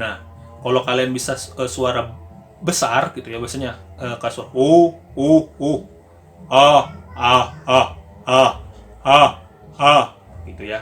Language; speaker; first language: Indonesian; native; Indonesian